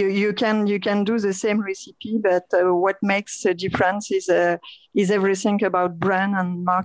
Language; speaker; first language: English; non-native, learner; French